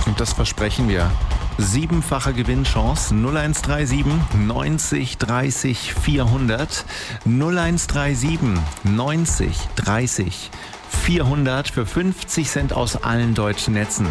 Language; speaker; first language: German; native; German